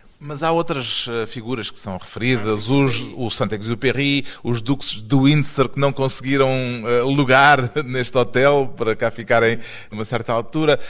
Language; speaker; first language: Portuguese; native; Portuguese